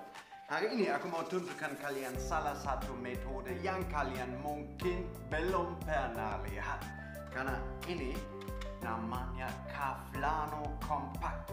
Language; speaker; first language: Indonesian; non-native, fluent; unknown